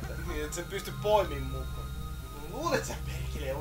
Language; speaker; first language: Finnish; native; Finnish